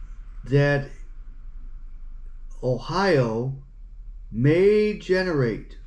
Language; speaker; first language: English; native; English